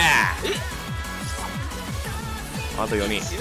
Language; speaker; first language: Japanese; native; Japanese